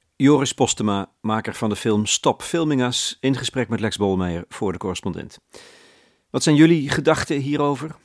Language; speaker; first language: Dutch; native; Dutch